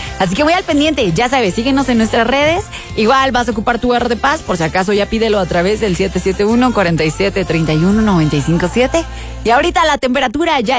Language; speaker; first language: Spanish; native; Spanish